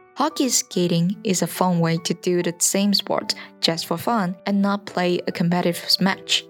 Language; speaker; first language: English; non-native, fluent; Chinese